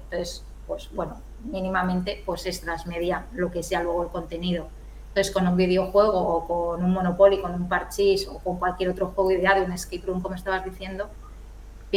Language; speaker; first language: Spanish; native; Spanish